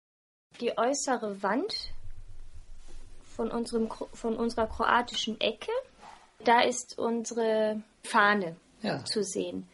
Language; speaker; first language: German; early bilingual, other home language; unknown